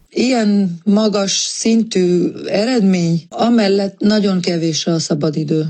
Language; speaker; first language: Hungarian; native; Hungarian